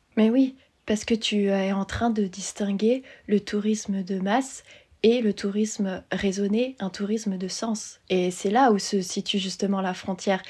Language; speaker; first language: French; native; French